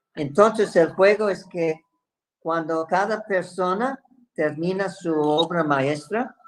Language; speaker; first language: Spanish; non-native, fluent; English